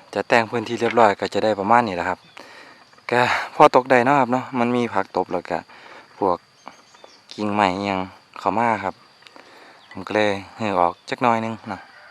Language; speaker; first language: Thai; native; Thai